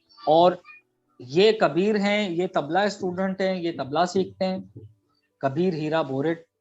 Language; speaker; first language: Urdu; non-native, local second language; Sindhi